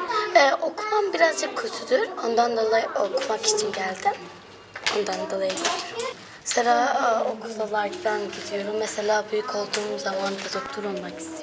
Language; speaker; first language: Turkish; early bilingual, other home language; Persian